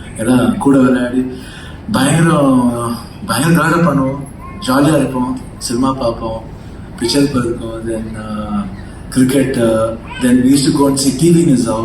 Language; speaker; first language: Tamil; non-native, local second language; Kannada